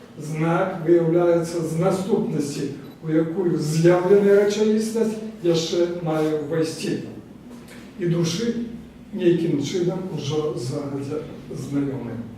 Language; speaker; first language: Belarusian; native; Belarusian